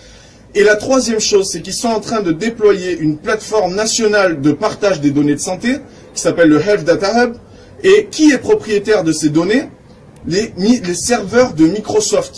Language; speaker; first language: French; native; French